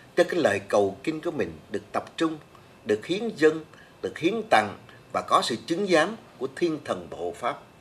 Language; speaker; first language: Vietnamese; native; Vietnamese